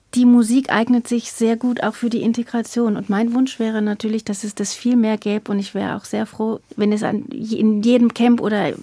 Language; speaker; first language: German; native; German